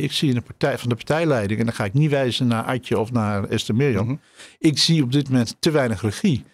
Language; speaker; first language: Dutch; native; Dutch